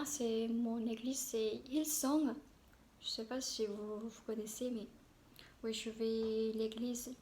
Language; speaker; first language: French; non-native, learner; Korean